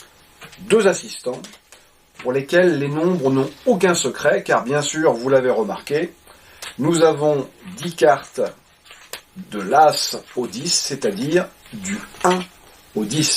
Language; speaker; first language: French; native; French